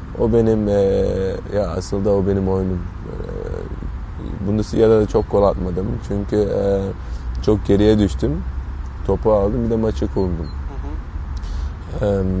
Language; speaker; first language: Turkish; early bilingual, heritage; Turkish